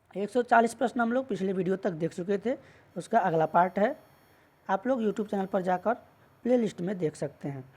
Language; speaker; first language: Hindi; native; Hindi